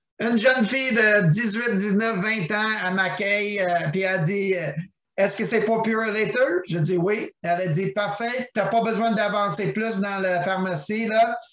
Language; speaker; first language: French; non-native, local second language; English